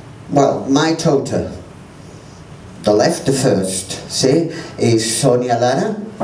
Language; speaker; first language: English; non-native, learner; Spanish